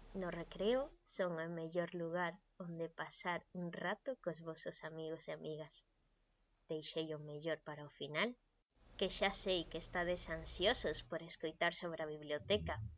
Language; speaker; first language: Galician; non-native, local second language; Spanish